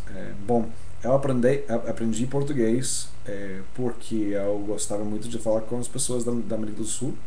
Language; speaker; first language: Portuguese; non-native, fluent; English